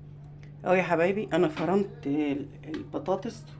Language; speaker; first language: Arabic; native; Arabic